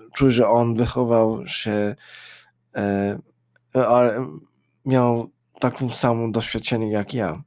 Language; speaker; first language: Polish; early bilingual, heritage; English